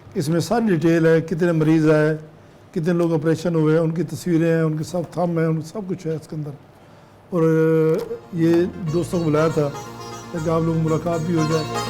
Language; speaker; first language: Urdu; non-native, local second language; Punjabi